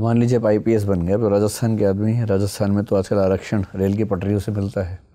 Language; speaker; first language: Hindi; native; Hindi